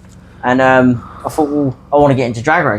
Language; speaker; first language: English; native; English